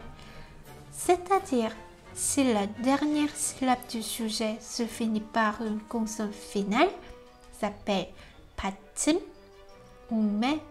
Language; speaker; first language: French; non-native, fluent; Korean